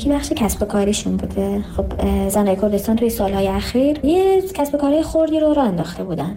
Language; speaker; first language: Persian; non-native, local second language; Kurdish